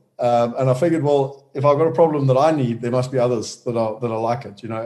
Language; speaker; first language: English; native; English